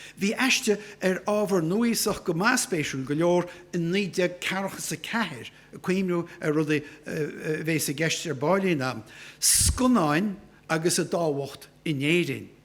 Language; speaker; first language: Irish; native; Irish